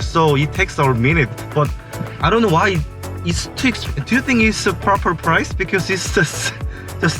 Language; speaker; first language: English; non-native, learner; Korean